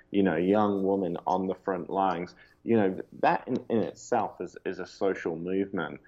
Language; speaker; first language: English; native; English